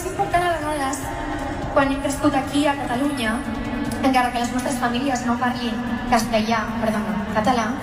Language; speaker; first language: Catalan; non-native, local second language; Spanish